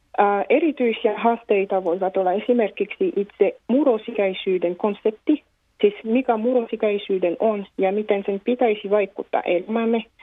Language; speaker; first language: Finnish; non-native, fluent; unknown